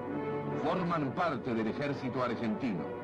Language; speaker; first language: Spanish; native; Spanish